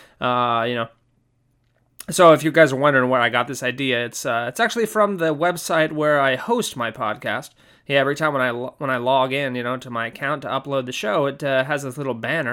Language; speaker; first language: English; native; English